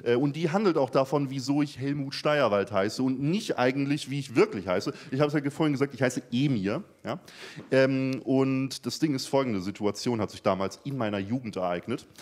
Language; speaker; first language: German; early bilingual, other home language; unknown